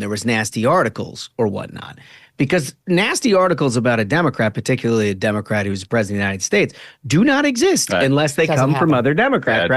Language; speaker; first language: English; native; English